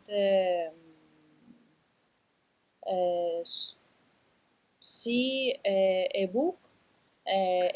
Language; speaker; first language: English; non-native, learner; Spanish